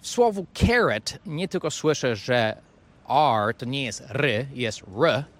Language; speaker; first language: Polish; non-native, fluent; English